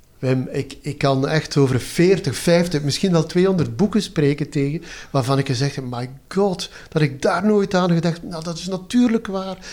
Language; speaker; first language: Dutch; native; Dutch